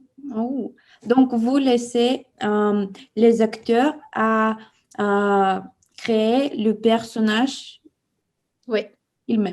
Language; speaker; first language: French; non-native, fluent; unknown